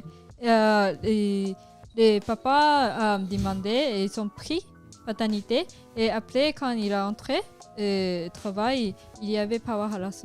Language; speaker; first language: French; non-native, learner; Japanese